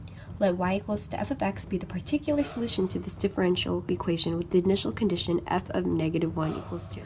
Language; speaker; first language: English; native; English